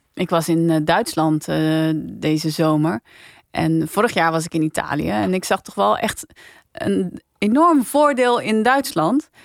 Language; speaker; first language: Dutch; native; Dutch